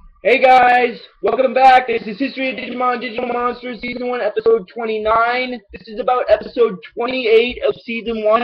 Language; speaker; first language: English; native; English